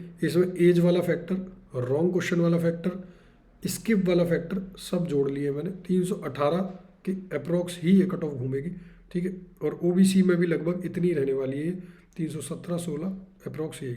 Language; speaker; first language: Hindi; native; Hindi